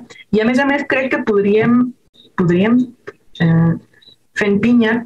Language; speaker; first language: Catalan; non-native, fluent; Spanish